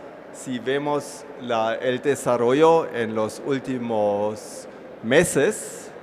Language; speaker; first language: Spanish; non-native, fluent; German